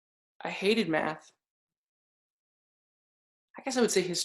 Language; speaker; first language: English; native; English